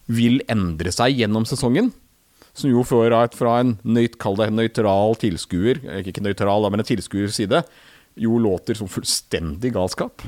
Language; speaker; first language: Norwegian; native; Norwegian